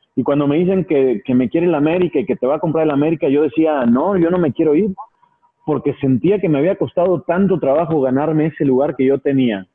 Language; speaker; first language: Spanish; native; Spanish